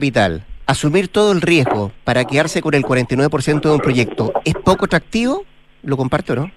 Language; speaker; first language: Spanish; native; Spanish